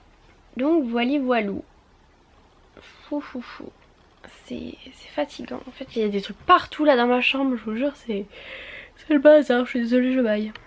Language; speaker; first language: French; native; French